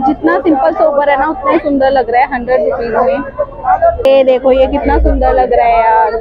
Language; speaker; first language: Hindi; native; Hindi